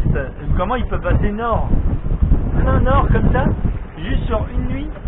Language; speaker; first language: French; native; French